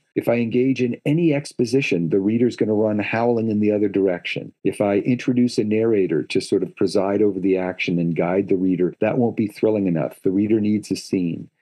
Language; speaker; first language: English; native; English